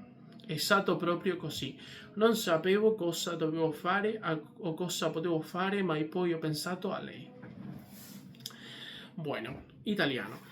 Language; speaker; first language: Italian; non-native, learner; Spanish